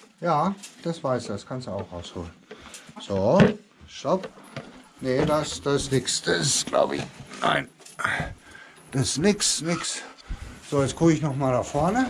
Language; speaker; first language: German; native; German